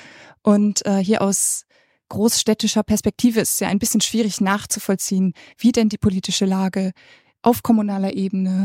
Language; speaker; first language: German; native; German